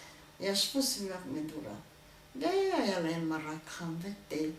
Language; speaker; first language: Hebrew; non-native, fluent; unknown